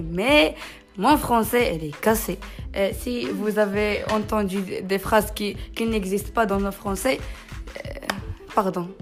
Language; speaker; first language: French; non-native, learner; Tachelhit